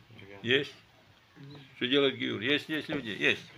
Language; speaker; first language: Hebrew; non-native, fluent; Russian